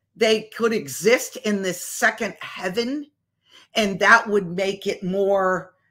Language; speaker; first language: English; native; English